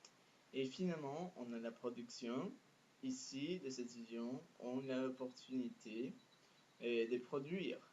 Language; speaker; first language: French; non-native, fluent; Spanish